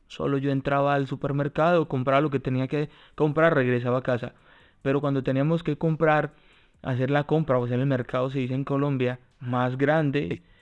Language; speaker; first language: Spanish; native; Spanish